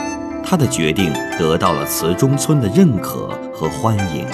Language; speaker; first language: Chinese; native; Chinese